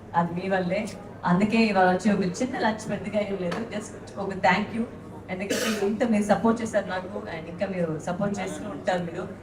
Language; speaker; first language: Telugu; non-native, local second language; Tamil